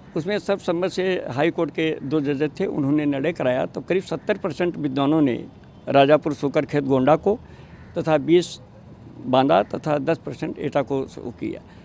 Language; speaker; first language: Hindi; native; Hindi